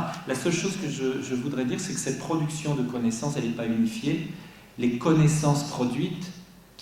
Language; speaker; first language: French; native; French